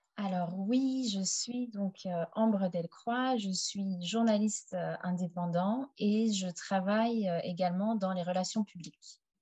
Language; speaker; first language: French; native; French